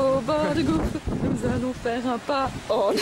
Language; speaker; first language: French; native; French